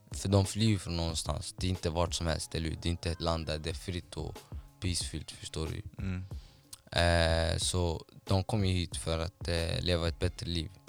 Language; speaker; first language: Swedish; non-native, fluent; Somali